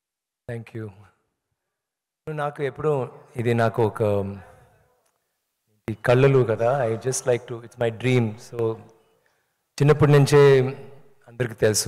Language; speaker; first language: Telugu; non-native, learner; Tamil